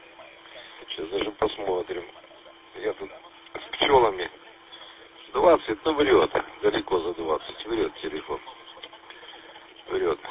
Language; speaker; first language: Russian; native; Russian